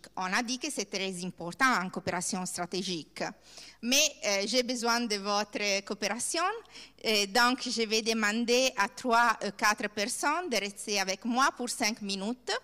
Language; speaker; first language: French; non-native, learner; Italian